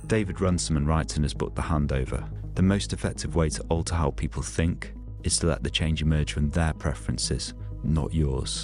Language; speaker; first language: English; native; English